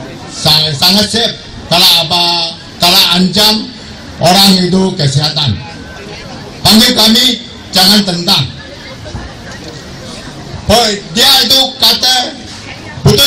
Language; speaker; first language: Indonesian; non-native, local second language; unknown